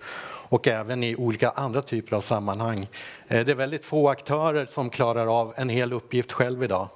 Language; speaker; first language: Swedish; native; Swedish